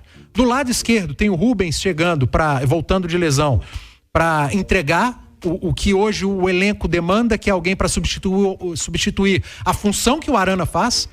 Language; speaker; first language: Portuguese; native; Portuguese